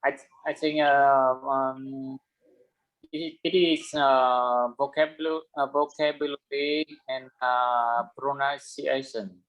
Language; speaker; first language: English; non-native, learner; Vietnamese